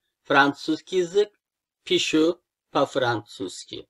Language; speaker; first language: Russian; non-native, fluent; Turkish